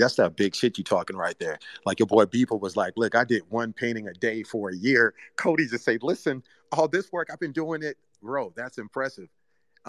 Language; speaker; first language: English; early bilingual, other home language; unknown